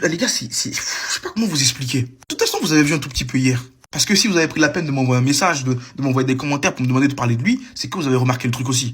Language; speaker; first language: French; native; French